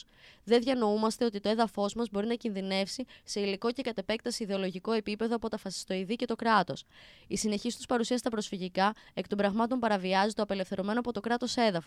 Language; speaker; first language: Greek; native; Greek